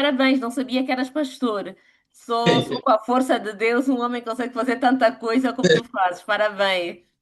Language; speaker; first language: Portuguese; native; Portuguese